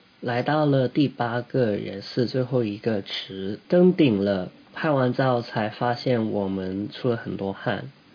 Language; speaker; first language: Chinese; native; Chinese